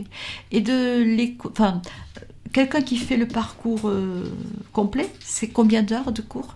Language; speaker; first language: French; native; French